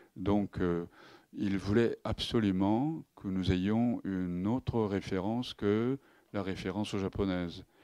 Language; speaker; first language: French; non-native, fluent; Japanese